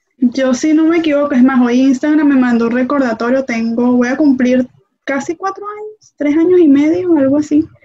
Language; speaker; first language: Spanish; native; Spanish